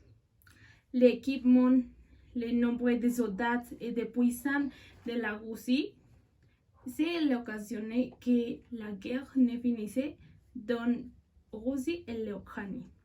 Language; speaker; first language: French; non-native, learner; Spanish